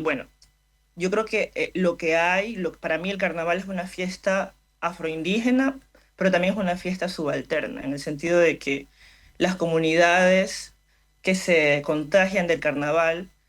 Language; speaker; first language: Spanish; native; Spanish